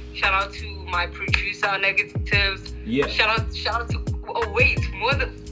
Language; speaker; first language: English; non-native, local second language; Zulu